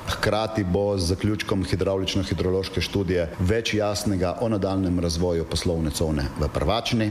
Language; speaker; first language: Slovenian; native; Slovenian